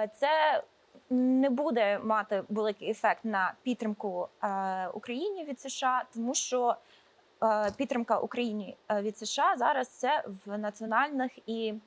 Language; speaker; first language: Ukrainian; early bilingual, heritage; Ukrainian